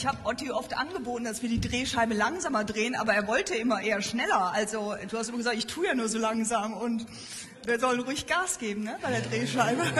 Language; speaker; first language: German; native; German